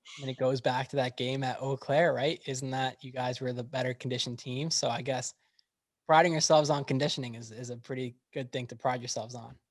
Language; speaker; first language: English; native; English